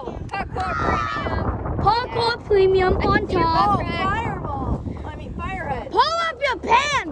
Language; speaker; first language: English; native; English